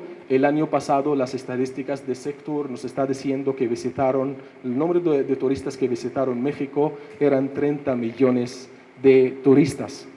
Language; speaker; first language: Spanish; non-native, fluent; Arabic